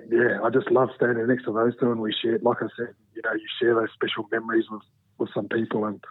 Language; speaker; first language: English; native; English